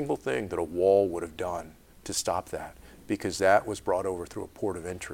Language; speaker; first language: English; native; English